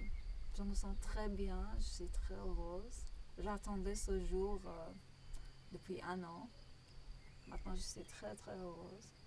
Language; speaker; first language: French; non-native, learner; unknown